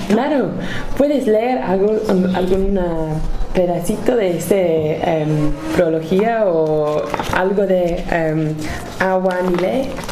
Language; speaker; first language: Spanish; non-native, learner; English